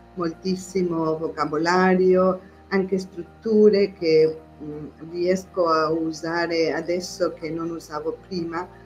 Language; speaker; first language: Italian; non-native, learner; Spanish